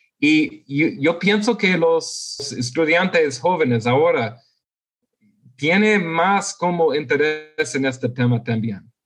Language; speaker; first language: Spanish; non-native, fluent; English